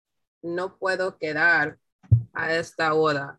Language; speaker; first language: Spanish; non-native, learner; English